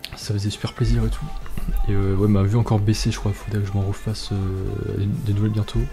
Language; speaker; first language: French; native; French